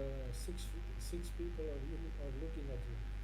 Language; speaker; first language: English; non-native, learner; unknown